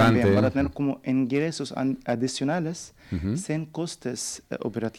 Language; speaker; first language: Spanish; non-native, learner; Arabic